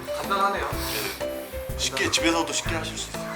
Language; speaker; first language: Korean; native; Korean